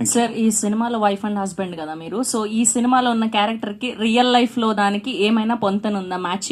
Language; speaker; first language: Telugu; native; Telugu